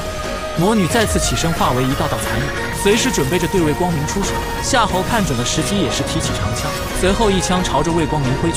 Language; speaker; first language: Chinese; native; Chinese